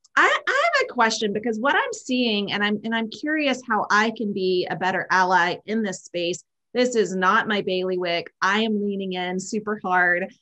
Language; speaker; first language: English; native; English